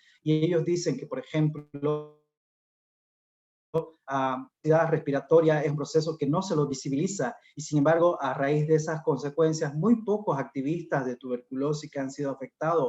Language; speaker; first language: Spanish; native; Spanish